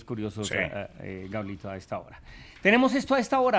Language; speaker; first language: Spanish; native; Spanish